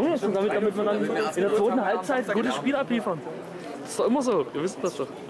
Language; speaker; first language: German; native; German